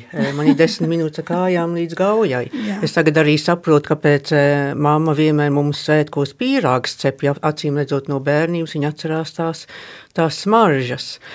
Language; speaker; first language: Latvian; early bilingual, heritage; Latvian